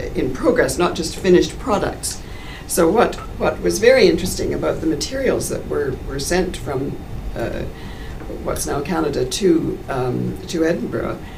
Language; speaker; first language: English; native; English